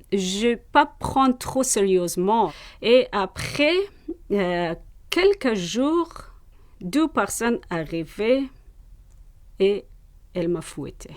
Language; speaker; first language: French; non-native, learner; Persian